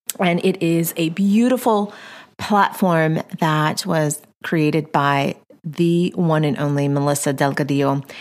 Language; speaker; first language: English; early bilingual, other home language; Spanish